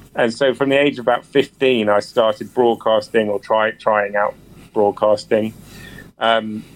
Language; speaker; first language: English; native; English